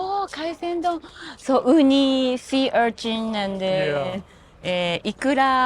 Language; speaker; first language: Japanese; native; Japanese